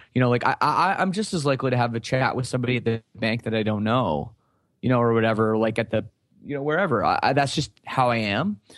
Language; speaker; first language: English; native; English